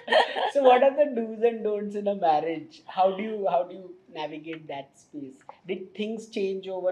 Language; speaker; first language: English; non-native, local second language; Hindi